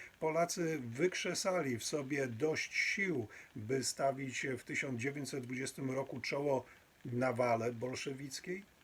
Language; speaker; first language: Polish; native; Polish